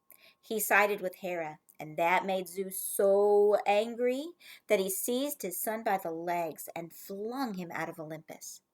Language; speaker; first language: English; native; English